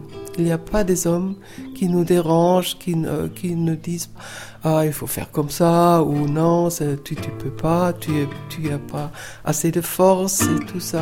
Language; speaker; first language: French; non-native, fluent; German